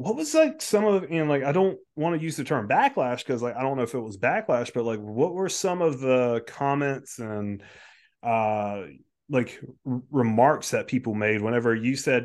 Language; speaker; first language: English; native; English